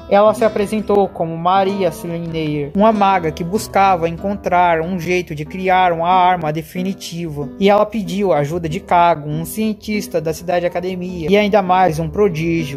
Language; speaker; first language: Portuguese; native; Portuguese